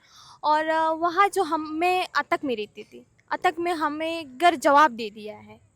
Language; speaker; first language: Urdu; non-native, learner; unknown